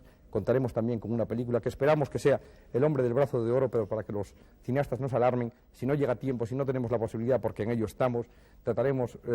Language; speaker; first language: Spanish; native; Spanish